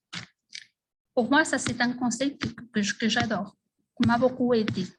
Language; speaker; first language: French; non-native, fluent; Spanish